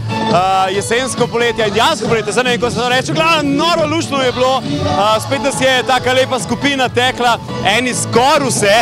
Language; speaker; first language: Slovenian; native; Slovenian